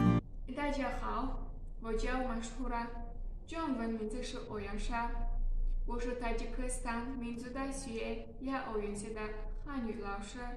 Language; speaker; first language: Chinese; non-native, learner; Tajik